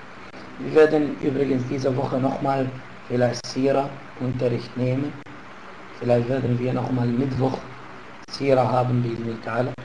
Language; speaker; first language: German; non-native, fluent; Arabic